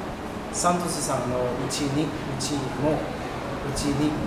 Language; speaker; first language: Japanese; non-native, learner; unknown